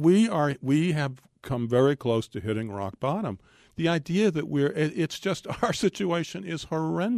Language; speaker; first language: English; native; English